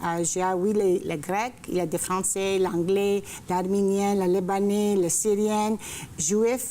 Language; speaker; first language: French; non-native, fluent; Greek